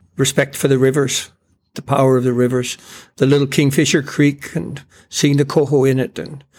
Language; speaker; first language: English; native; English